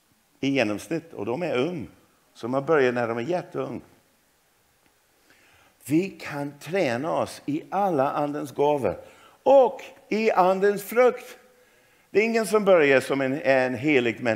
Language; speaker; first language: Swedish; non-native, fluent; English